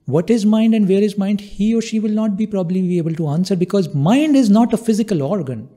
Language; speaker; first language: English; non-native, local second language; Hindi